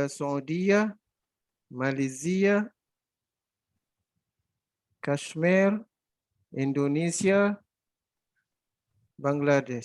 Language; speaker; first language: Arabic; non-native, learner; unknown